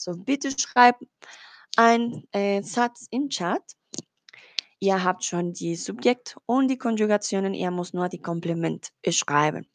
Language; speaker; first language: German; non-native, learner; Spanish